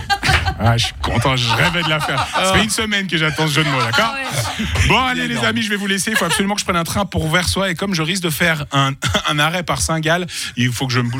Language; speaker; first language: French; native; French